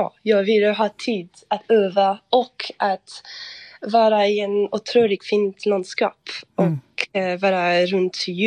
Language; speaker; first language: Swedish; non-native, fluent; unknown